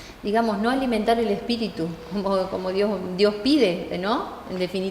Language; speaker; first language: Spanish; native; Spanish